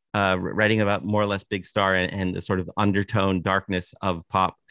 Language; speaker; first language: English; native; English